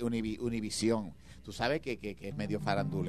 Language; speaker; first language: Spanish; native; Spanish